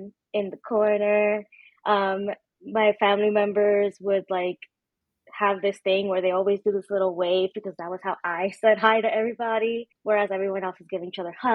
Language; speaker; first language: English; native; English